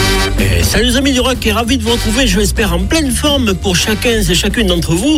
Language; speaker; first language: French; native; French